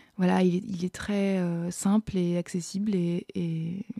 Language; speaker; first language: French; non-native, fluent; German